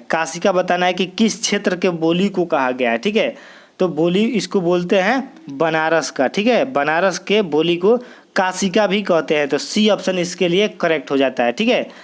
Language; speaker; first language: Hindi; native; Hindi